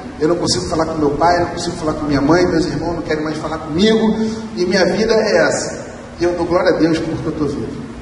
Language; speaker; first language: Portuguese; native; Portuguese